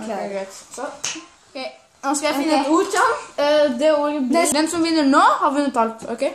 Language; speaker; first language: Norwegian; non-native, fluent; Arabic